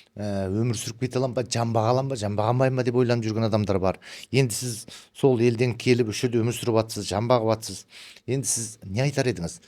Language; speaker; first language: Kazakh; early bilingual, heritage; Kazakh